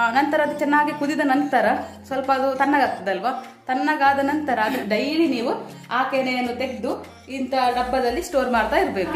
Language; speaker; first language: Kannada; non-native, local second language; Tulu